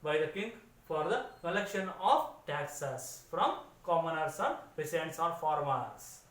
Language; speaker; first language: English; non-native, local second language; Kannada